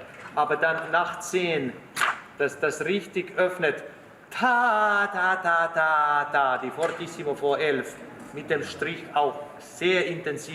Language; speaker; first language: German; native; German